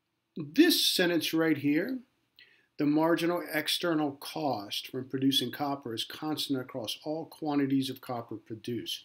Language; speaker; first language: English; native; English